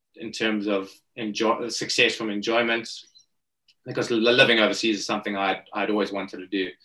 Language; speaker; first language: English; native; English